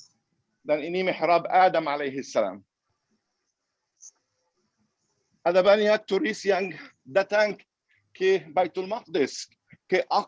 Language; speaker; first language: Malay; non-native, fluent; Arabic